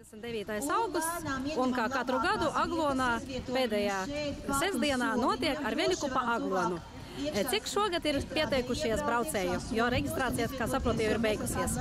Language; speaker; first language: Latvian; native; Latvian